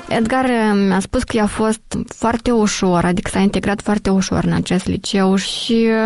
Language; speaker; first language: Romanian; native; Romanian